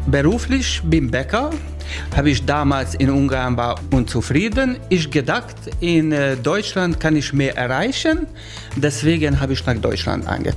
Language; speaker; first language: German; non-native, learner; Hungarian